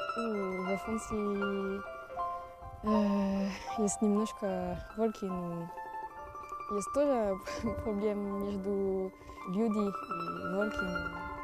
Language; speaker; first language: Russian; non-native, learner; French